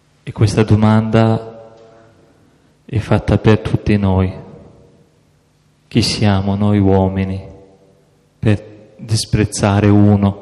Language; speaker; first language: Italian; non-native, fluent; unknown